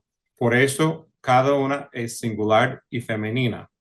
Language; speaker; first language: Spanish; early bilingual, heritage; English